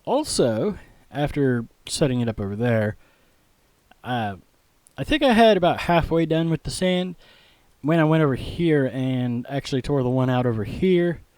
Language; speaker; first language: English; native; English